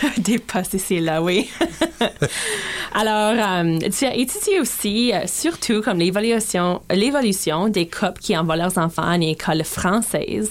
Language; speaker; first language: French; native; French